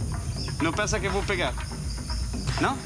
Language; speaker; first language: Portuguese; non-native, learner; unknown